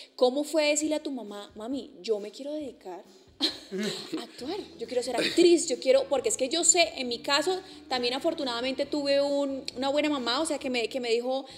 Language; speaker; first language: Spanish; native; Spanish